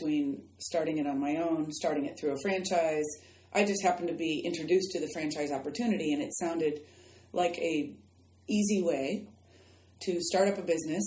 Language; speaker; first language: English; native; English